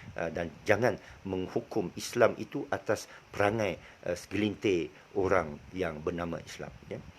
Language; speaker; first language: Malay; non-native, local second language; Chinese